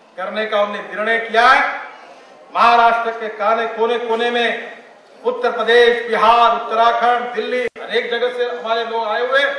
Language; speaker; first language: Hindi; non-native, local second language; Marathi